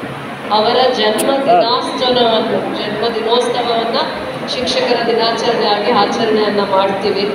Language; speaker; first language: Kannada; native; Kannada